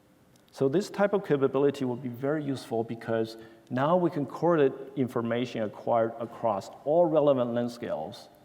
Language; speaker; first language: English; non-native, fluent; Chinese